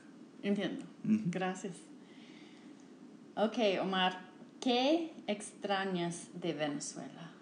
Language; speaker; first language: Spanish; non-native, fluent; English